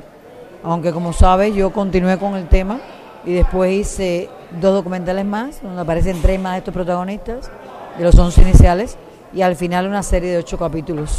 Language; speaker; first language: Spanish; native; Spanish